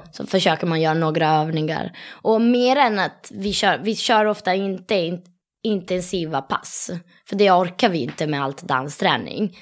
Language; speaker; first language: Swedish; non-native, fluent; Italian